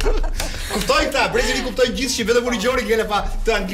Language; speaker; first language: Albanian; native; Albanian